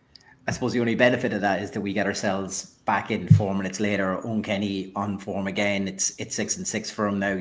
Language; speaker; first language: English; native; English